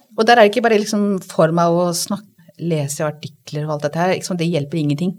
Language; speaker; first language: Norwegian; non-native, fluent; Hindi